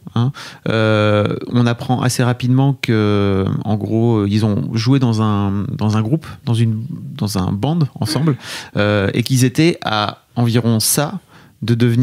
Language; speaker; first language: French; native; French